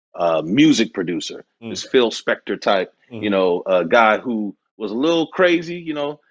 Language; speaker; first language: English; native; English